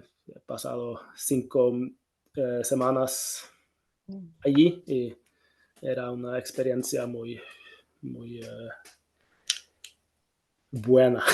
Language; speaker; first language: Spanish; non-native, fluent; Norwegian